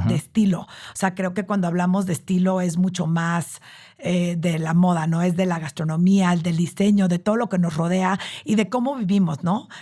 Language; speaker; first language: Spanish; early bilingual, heritage; Spanish